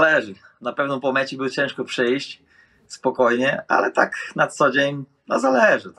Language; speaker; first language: Polish; non-native, fluent; Portuguese